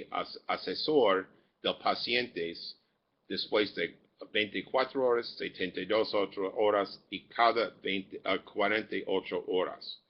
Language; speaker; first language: Spanish; non-native, fluent; English